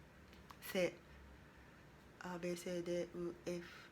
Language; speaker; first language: French; non-native, learner; Japanese